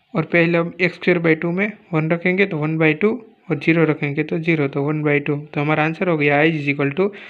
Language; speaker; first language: Hindi; non-native, local second language; Gujarati